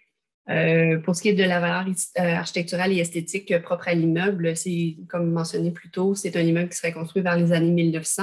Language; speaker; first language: French; native; French